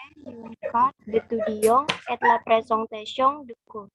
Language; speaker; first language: French; non-native, learner; Indonesian